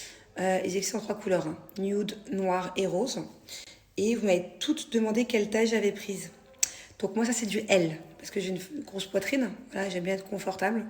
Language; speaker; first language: French; native; French